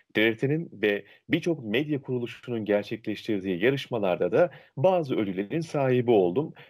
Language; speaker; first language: Turkish; native; Turkish